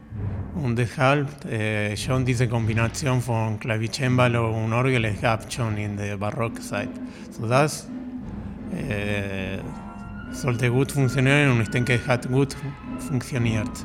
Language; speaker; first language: German; non-native, learner; Spanish